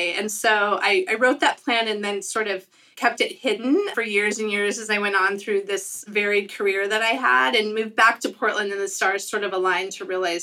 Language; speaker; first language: English; native; English